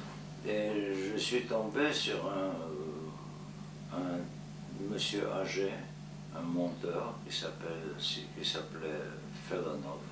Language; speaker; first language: French; non-native, fluent; Georgian